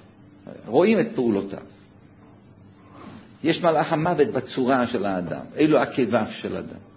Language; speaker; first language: Hebrew; native; Hebrew